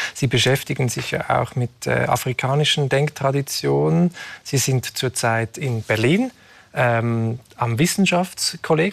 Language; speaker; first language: German; native; German